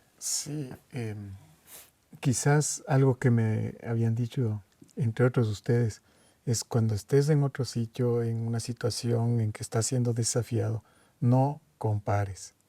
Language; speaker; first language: Spanish; native; Spanish